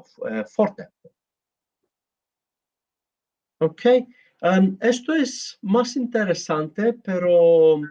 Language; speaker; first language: Spanish; non-native, learner; Greek